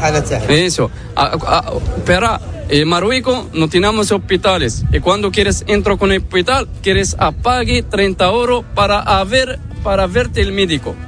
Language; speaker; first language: Spanish; non-native, learner; Arabic